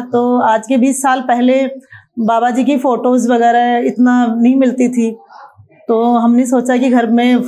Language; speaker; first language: Hindi; native; Hindi